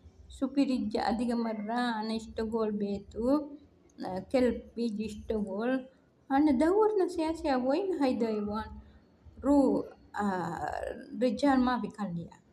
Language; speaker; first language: Arabic; non-native, learner; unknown